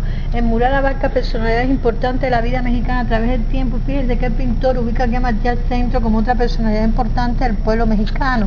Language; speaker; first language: Spanish; native; Spanish